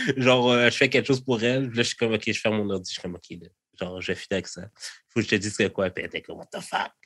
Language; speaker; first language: French; native; French